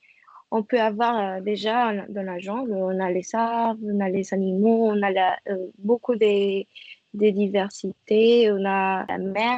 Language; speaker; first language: French; non-native, fluent; Spanish